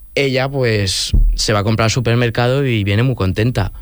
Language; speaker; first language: Spanish; non-native, local second language; Catalan